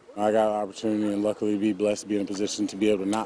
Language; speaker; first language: English; native; English